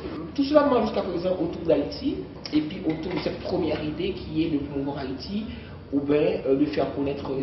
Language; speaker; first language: French; non-native, local second language; Haitian Creole